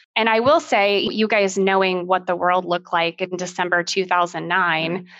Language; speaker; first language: English; native; English